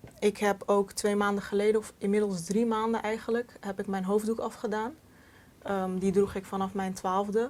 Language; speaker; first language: Dutch; early bilingual, other home language; Turkish